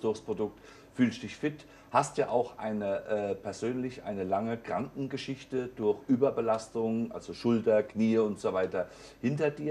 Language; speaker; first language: German; native; German